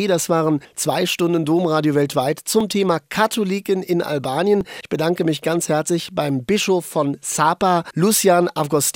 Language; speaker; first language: German; native; German